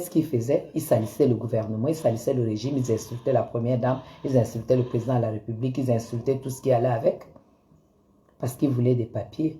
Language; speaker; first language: French; native; French